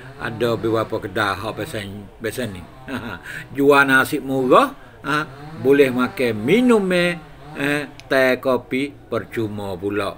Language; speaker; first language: Malay; native; Malay